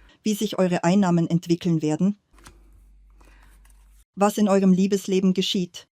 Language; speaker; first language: German; native; German